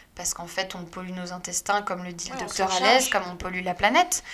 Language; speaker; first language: French; native; French